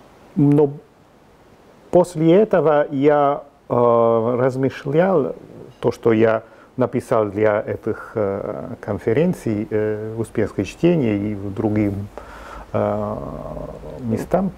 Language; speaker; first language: Russian; non-native, fluent; Italian